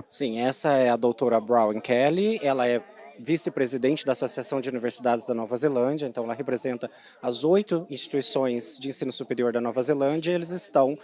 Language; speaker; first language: Portuguese; native; Portuguese